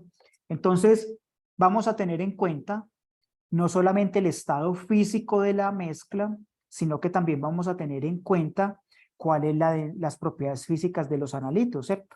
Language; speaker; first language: Spanish; native; Spanish